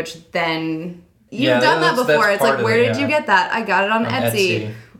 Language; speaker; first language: English; native; English